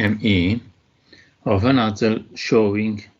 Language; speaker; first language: English; non-native, fluent; Italian